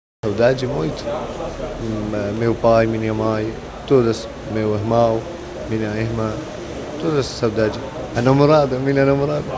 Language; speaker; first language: Portuguese; non-native, learner; Arabic